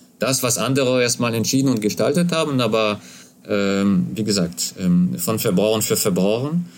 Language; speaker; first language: German; non-native, fluent; French